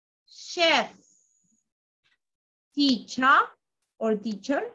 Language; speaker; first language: English; non-native, fluent; Spanish